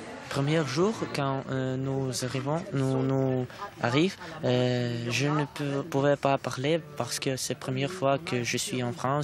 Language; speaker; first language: French; non-native, learner; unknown